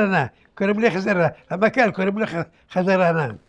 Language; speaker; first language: Hebrew; early bilingual, other home language; Arabic